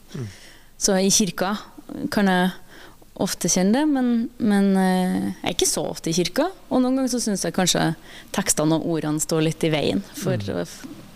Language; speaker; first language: Norwegian; native; Norwegian